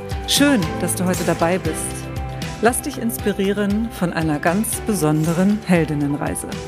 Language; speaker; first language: German; native; German